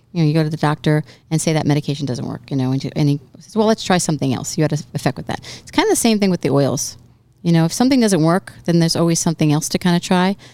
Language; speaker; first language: English; native; English